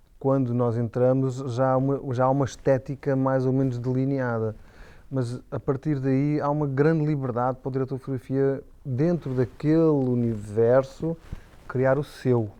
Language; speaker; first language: Portuguese; native; Portuguese